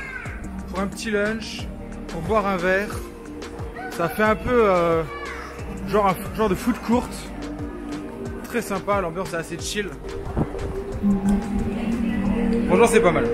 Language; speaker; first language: French; native; French